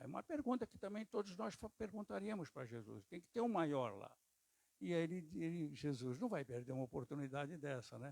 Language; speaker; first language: Portuguese; native; Portuguese